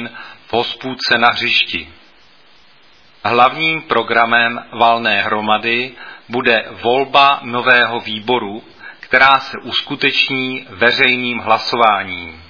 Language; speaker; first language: Czech; native; Czech